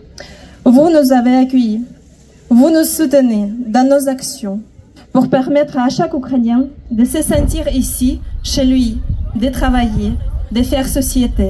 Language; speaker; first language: French; non-native, fluent; Ukrainian